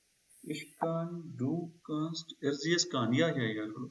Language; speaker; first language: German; non-native, fluent; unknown